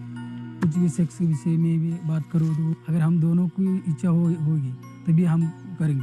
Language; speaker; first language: Hindi; non-native, local second language; Marathi